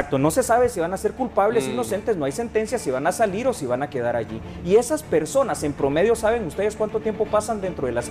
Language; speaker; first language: Spanish; native; Spanish